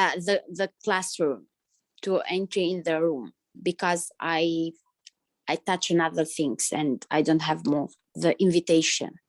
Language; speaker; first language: English; non-native, learner; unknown